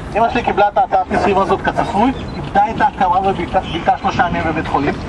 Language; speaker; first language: Hebrew; early bilingual, other home language; Russian